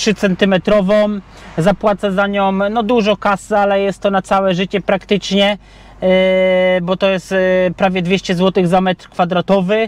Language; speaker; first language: Polish; native; Polish